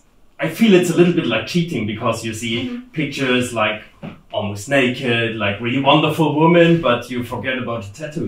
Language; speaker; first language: English; non-native, fluent; German